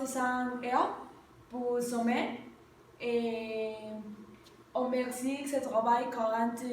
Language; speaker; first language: French; non-native, learner; Spanish